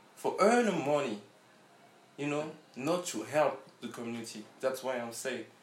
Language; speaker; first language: English; non-native, learner; French